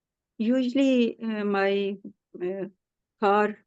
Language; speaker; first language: English; non-native, learner; Urdu